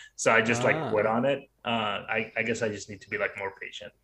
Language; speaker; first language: English; non-native, fluent; Arabic